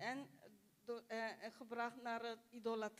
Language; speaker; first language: Dutch; non-native, local second language; Papiamento